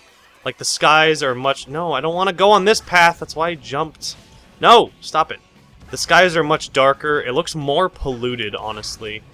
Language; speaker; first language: English; native; English